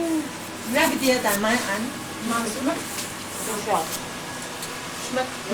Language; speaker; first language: German; non-native, learner; Mongolian